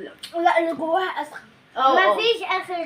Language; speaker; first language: Arabic; native; Arabic